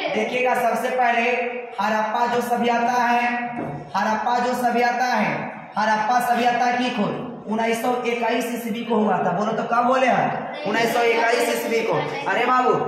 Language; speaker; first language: Hindi; native; Hindi